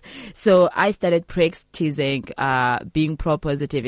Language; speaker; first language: English; non-native, local second language; Xhosa